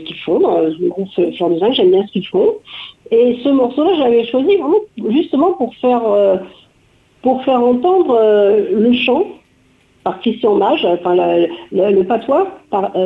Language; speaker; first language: French; native; French